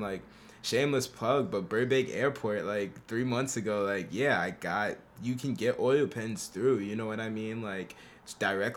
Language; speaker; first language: English; native; English